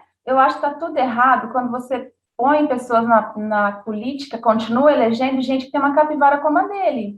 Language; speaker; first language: Portuguese; native; Portuguese